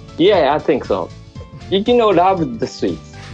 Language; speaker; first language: English; non-native, learner; Japanese